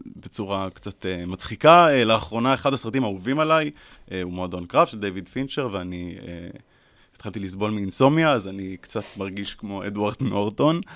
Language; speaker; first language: Hebrew; native; Hebrew